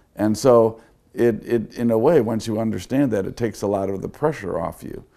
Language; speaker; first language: English; native; English